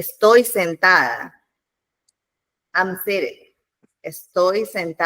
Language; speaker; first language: Spanish; non-native, fluent; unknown